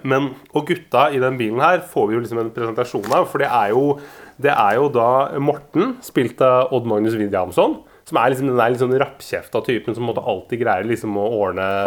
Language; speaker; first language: Norwegian; native; Norwegian